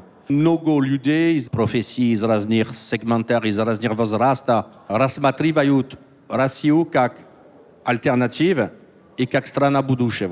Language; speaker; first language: Russian; non-native, learner; French